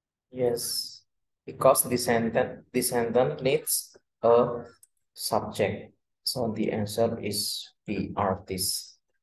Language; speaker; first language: English; non-native, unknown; Indonesian